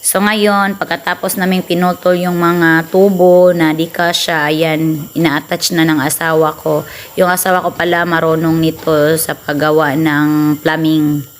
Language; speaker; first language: Filipino; non-native, local second language; Cebuano